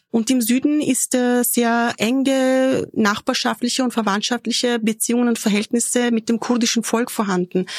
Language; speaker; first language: German; early bilingual, other home language; Turkish